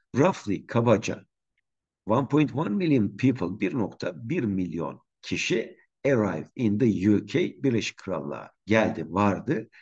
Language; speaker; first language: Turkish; native; Turkish